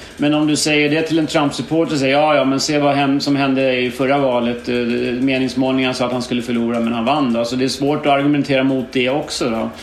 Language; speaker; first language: Swedish; native; Swedish